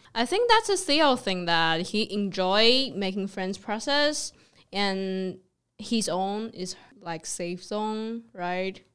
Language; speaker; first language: English; non-native, fluent; Chinese